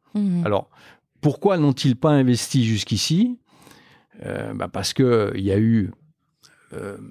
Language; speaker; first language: French; native; French